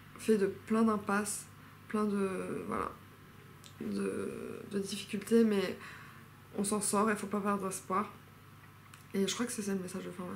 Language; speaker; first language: French; non-native, fluent; English